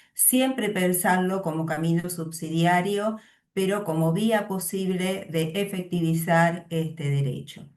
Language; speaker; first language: Spanish; native; Spanish